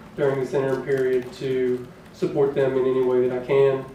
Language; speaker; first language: English; native; English